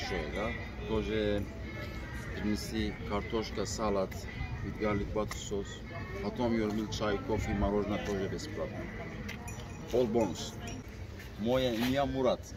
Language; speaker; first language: Russian; non-native, learner; Turkish